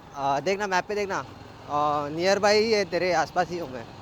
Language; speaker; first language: Hindi; non-native, local second language; Marathi